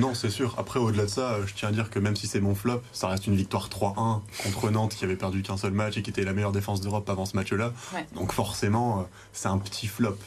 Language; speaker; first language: French; native; French